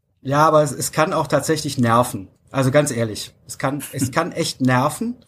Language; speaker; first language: German; native; German